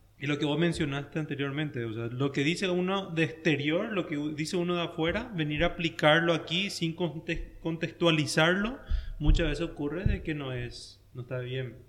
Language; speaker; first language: Spanish; native; Spanish